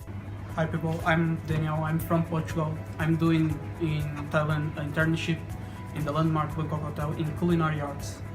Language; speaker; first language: English; non-native, learner; Portuguese